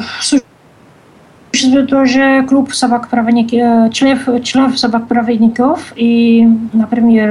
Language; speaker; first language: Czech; non-native, learner; Russian